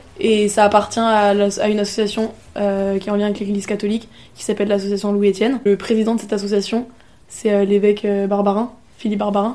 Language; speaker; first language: French; native; French